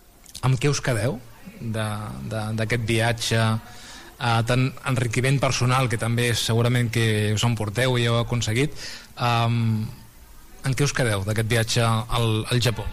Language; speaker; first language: Catalan; native; Catalan